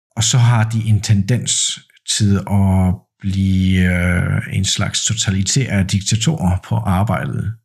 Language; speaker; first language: Danish; non-native, fluent; Polish